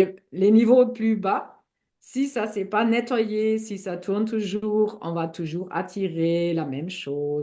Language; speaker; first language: French; non-native, fluent; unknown